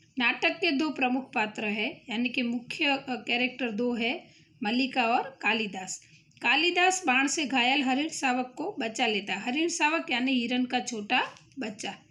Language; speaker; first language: Hindi; non-native, local second language; Gujarati